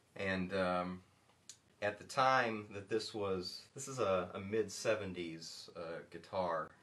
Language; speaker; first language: English; native; English